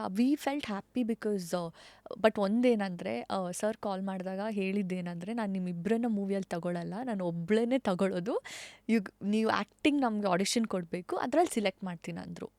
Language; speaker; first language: Kannada; non-native, local second language; Tulu